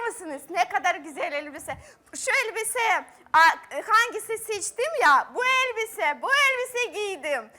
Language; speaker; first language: Turkish; non-native, learner; Russian